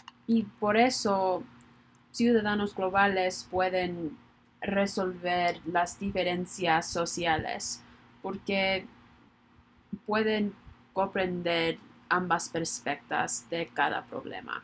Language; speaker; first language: Spanish; non-native, learner; English